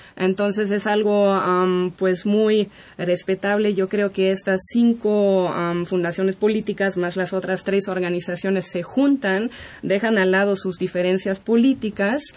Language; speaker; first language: Spanish; non-native, fluent; German